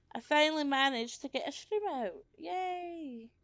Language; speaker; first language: English; native; English